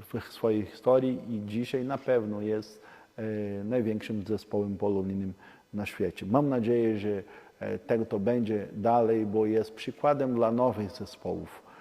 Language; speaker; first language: Polish; non-native, learner; Portuguese